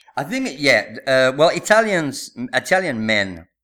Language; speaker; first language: English; native; English